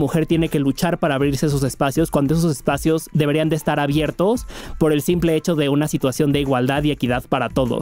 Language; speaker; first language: Spanish; native; Spanish